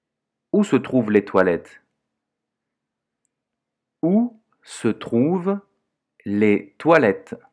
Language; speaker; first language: French; non-native, fluent; Portuguese